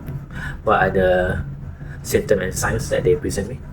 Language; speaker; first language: English; non-native, local second language; Malay